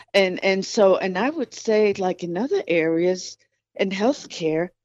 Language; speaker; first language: English; non-native, fluent; Spanish